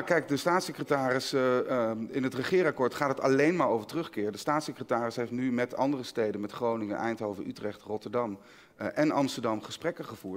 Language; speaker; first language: Dutch; native; Dutch